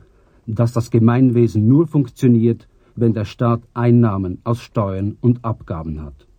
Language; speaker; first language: German; native; German